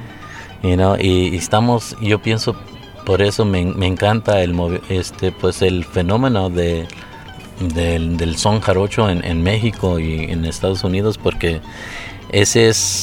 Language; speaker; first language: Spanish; early bilingual, heritage; Spanish